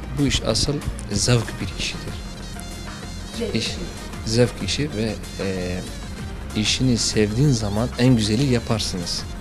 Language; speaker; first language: Turkish; non-native, learner; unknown